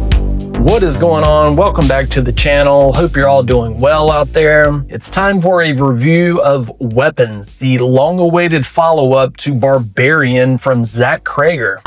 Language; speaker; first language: English; native; English